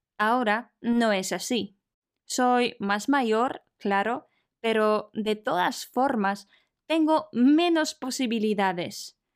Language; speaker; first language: Spanish; non-native, fluent; Polish